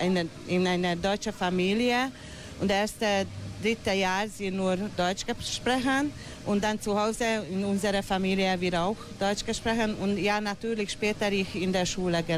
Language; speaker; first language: German; non-native, local second language; Hungarian